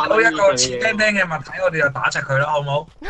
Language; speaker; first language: Chinese; native; Chinese